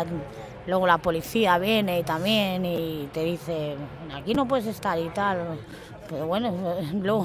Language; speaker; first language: Spanish; native; Spanish